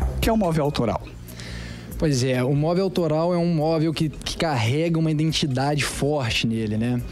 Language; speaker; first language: Portuguese; native; Portuguese